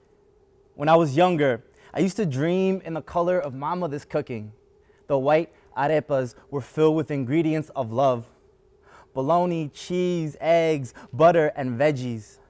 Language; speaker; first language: English; early bilingual, other home language; Spanish